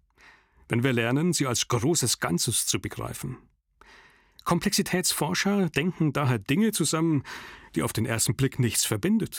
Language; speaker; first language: German; native; German